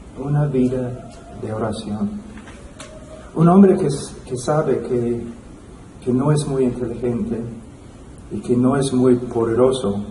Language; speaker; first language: Spanish; non-native, fluent; English